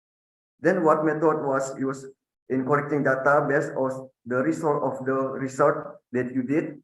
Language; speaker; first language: English; non-native, fluent; Indonesian